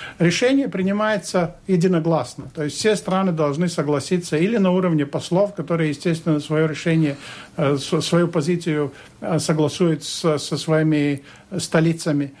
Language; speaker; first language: Russian; non-native, local second language; Latvian